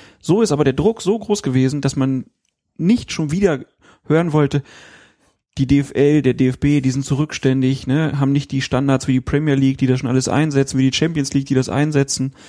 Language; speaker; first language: German; native; German